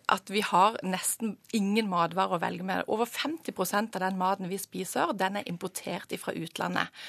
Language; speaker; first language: Norwegian; native; Norwegian